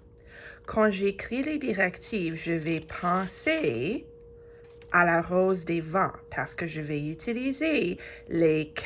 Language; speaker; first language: French; non-native, fluent; English